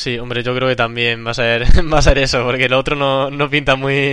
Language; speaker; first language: Spanish; native; Spanish